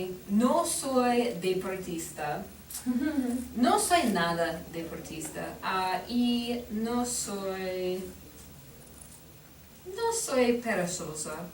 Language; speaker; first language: Spanish; non-native, learner; English